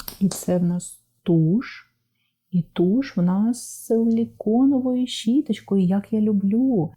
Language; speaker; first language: Ukrainian; non-native, local second language; Russian